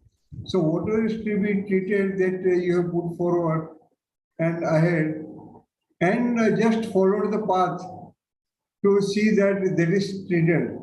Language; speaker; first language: English; non-native, local second language; Hindi